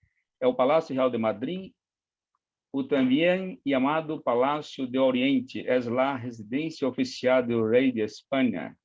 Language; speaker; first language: Spanish; non-native, learner; Portuguese